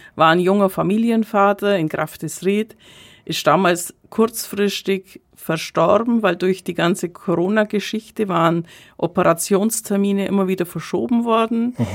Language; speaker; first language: German; native; German